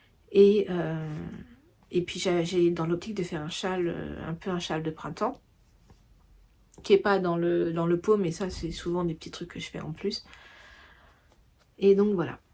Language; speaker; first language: French; native; French